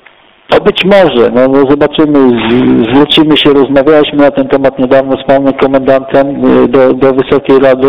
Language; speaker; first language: Polish; native; Polish